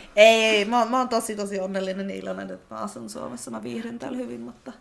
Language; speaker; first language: Finnish; non-native, fluent; German